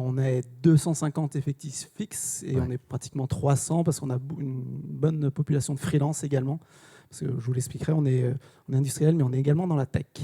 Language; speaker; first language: French; native; French